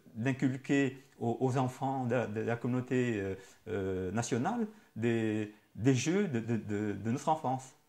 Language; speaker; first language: French; native; French